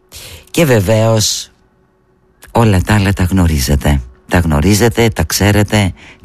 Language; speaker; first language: Greek; native; Greek